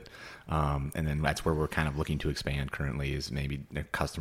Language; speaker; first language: English; native; English